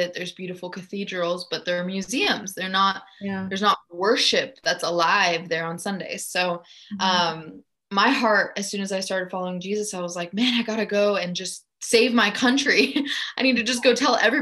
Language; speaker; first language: English; early bilingual, other home language; German